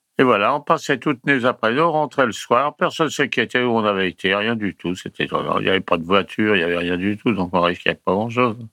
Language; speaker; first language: French; early bilingual, other home language; Italian